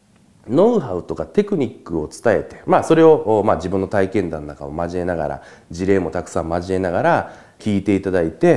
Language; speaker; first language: Japanese; native; Japanese